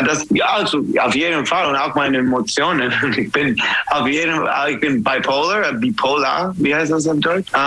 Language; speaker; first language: German; non-native, fluent; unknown